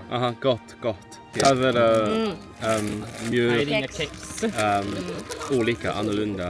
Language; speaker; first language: Swedish; non-native, learner; Cantonese